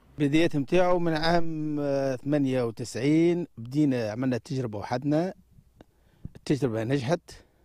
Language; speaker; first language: Arabic; native; Arabic